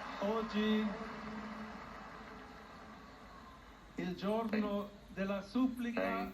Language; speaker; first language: Italian; non-native, fluent; English